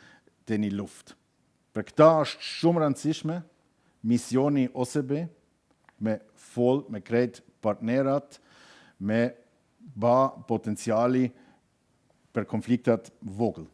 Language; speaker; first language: Albanian; non-native, learner; German